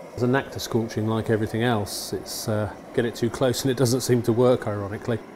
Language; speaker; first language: English; native; English